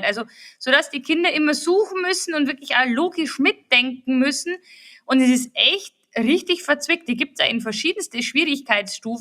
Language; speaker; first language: German; native; German